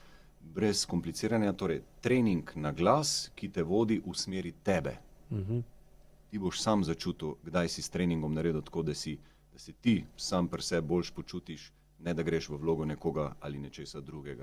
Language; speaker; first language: Slovenian; native; Slovenian